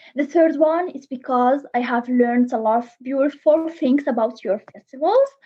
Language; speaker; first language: English; non-native, learner; Arabic